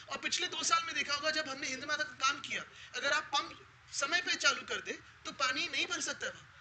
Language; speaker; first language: Hindi; non-native, local second language; Marathi